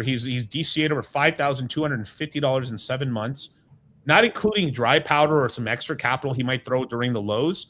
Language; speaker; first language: English; native; English